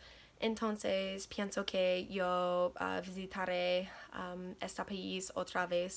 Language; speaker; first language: Spanish; non-native, learner; English